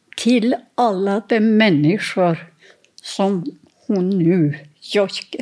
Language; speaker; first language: Norwegian; non-native, fluent; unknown